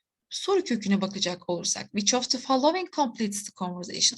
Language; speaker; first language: English; non-native, fluent; Turkish